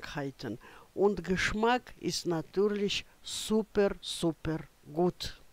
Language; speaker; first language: German; non-native, fluent; Russian